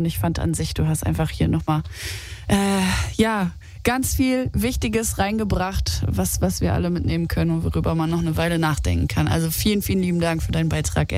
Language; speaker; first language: German; native; German